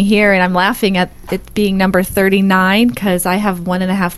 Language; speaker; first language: English; native; English